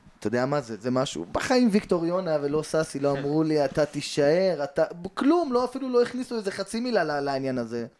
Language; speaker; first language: Hebrew; native; Hebrew